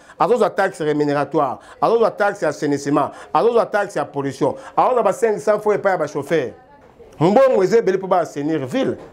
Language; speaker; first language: Lingala; native; Lingala